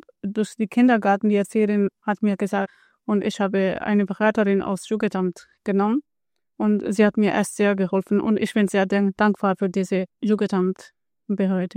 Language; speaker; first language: German; non-native, learner; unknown